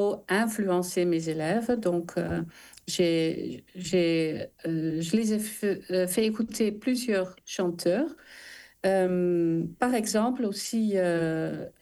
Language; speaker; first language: French; non-native, fluent; Dutch